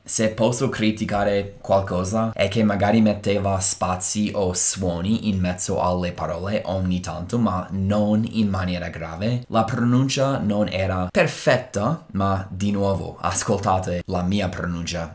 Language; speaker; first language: Italian; non-native, fluent; English